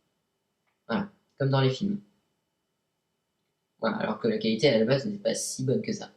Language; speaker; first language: French; native; French